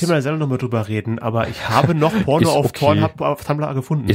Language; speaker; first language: German; native; German